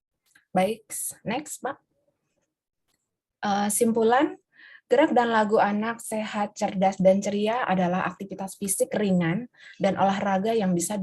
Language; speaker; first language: Indonesian; native; Indonesian